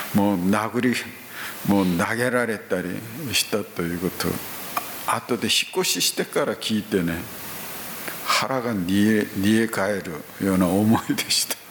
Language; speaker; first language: Japanese; non-native, fluent; Korean